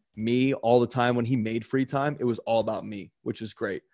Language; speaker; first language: English; native; English